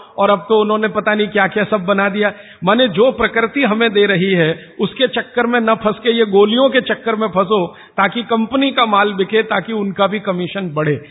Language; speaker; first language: Hindi; native; Hindi